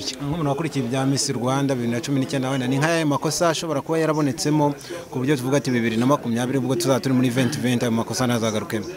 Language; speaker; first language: Kinyarwanda; native; Kinyarwanda